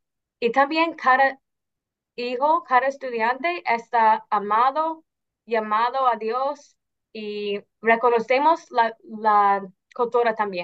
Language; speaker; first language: Spanish; non-native, fluent; English